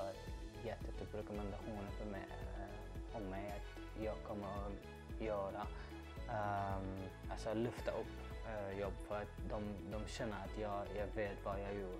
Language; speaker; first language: Swedish; non-native, learner; Arabic